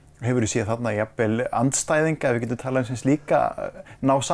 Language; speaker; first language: Icelandic; native; Icelandic